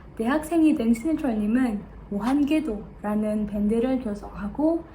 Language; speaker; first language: Korean; non-native, fluent; Indonesian